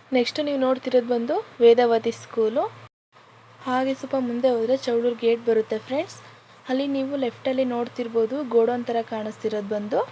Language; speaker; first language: Kannada; native; Kannada